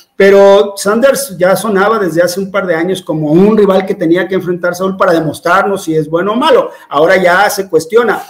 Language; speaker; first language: Spanish; native; Spanish